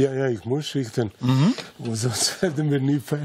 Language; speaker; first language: German; non-native, fluent; Serbian